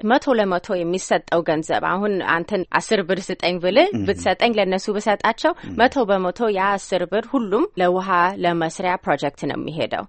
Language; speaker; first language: Amharic; early bilingual, heritage; Amharic